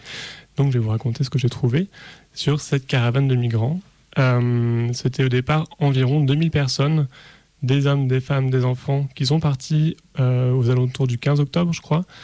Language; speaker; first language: French; native; French